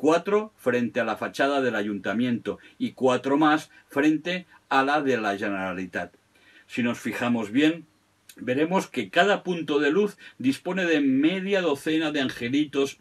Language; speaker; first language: Spanish; non-native, local second language; Catalan